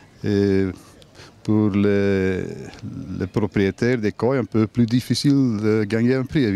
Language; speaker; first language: French; non-native, local second language; Dutch